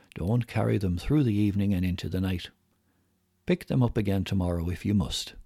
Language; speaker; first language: English; native; English